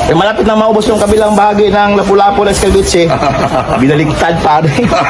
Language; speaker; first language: Filipino; non-native, local second language; Cebuano